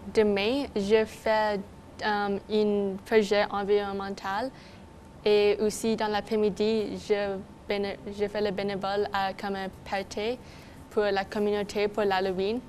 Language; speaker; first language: French; non-native, local second language; English